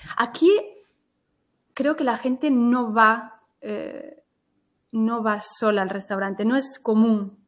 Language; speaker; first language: Spanish; native; Spanish